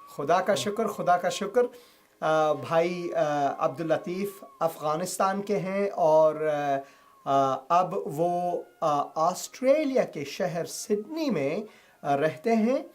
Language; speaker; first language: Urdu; non-native, fluent; Persian